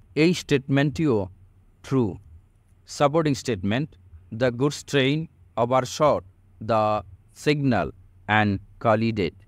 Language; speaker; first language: English; non-native, local second language; Bangla